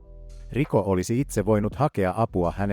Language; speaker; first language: Finnish; native; Finnish